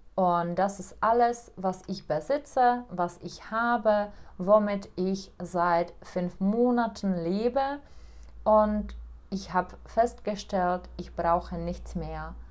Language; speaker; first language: German; non-native, fluent; Czech